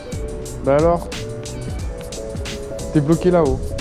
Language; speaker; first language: French; native; French